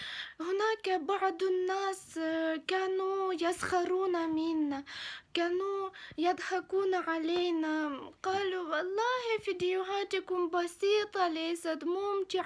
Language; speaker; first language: Arabic; non-native, fluent; Ukrainian